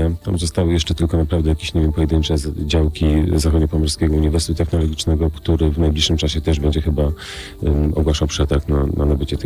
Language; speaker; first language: Polish; native; Polish